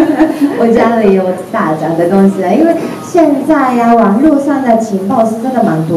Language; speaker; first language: Chinese; non-native, fluent; Japanese